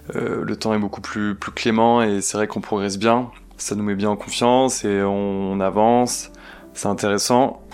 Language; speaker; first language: French; native; French